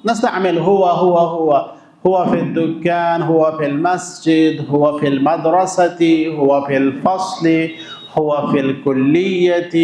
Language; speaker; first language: Arabic; non-native, local second language; Urdu